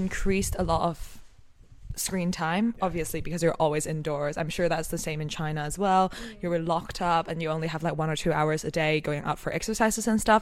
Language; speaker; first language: English; non-native, local second language; Cantonese